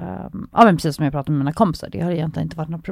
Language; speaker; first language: Swedish; native; Swedish